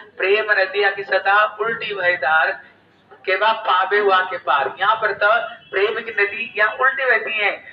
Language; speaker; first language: Hindi; native; Hindi